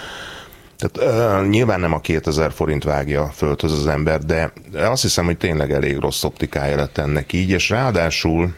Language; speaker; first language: Hungarian; native; Hungarian